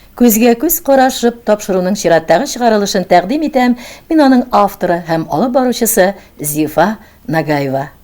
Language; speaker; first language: Tatar; native; Tatar